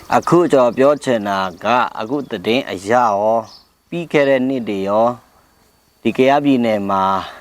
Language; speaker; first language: Burmese; non-native, local second language; Pa'o Karen